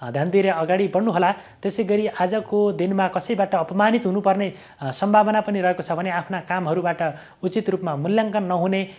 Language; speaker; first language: Nepali; native; Nepali